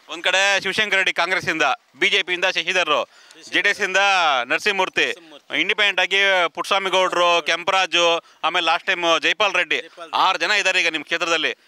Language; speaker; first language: Kannada; native; Kannada